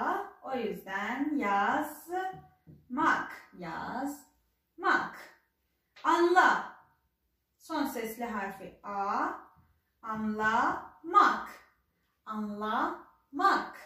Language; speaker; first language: Turkish; non-native, fluent; Persian